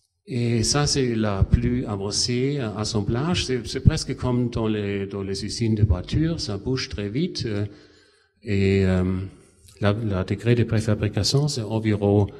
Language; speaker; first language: French; non-native, fluent; German